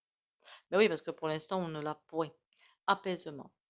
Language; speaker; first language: French; native; French